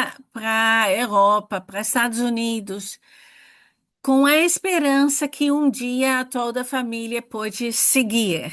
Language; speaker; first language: Portuguese; non-native, fluent; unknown